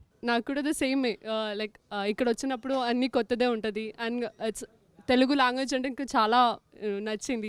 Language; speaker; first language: Telugu; non-native, learner; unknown